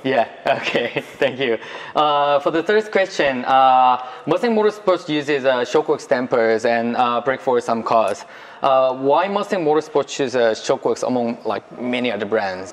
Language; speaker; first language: English; non-native, learner; Korean